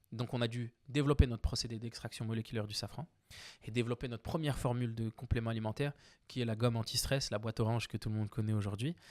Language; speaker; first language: French; early bilingual, other home language; Arabic